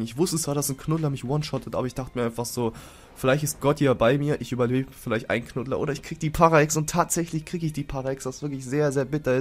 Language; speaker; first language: German; native; German